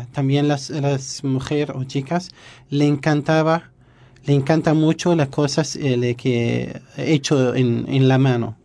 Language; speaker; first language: Spanish; non-native, learner; Arabic